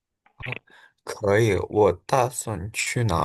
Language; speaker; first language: Chinese; non-native, learner; Indonesian